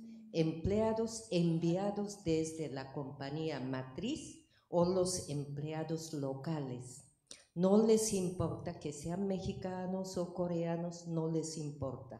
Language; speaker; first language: Spanish; non-native, fluent; Korean